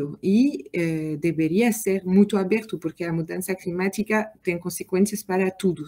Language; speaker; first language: Portuguese; non-native, learner; French